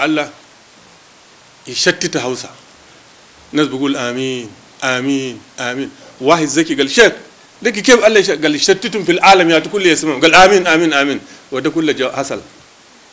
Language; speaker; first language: Arabic; non-native, local second language; Hausa